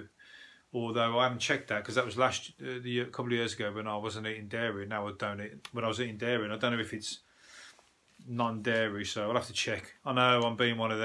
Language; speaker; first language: English; native; English